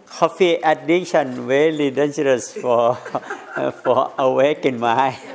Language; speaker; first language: English; non-native, learner; Thai